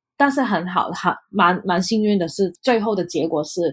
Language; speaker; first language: Chinese; non-native, local second language; Cantonese